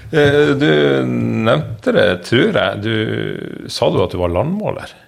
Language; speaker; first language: Norwegian; native; Norwegian